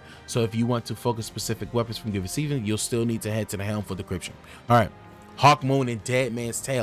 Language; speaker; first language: English; native; English